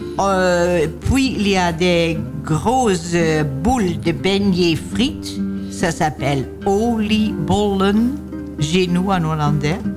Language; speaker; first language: French; non-native, learner; Dutch